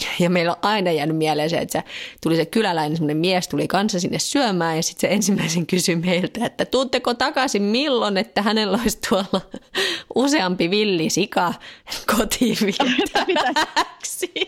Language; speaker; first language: Finnish; native; Finnish